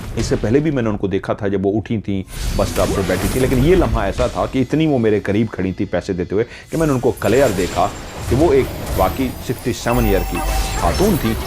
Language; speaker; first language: Urdu; non-native, local second language; Punjabi